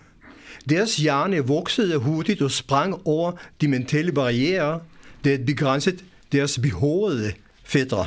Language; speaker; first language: Danish; non-native, fluent; Hebrew